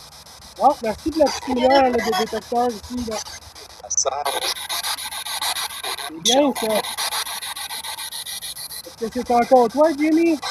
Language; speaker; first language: French; native; French